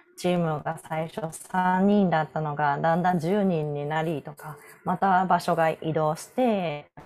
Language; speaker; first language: Japanese; native; Japanese